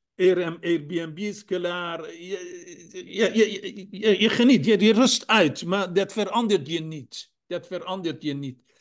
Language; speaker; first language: Dutch; non-native, fluent; Persian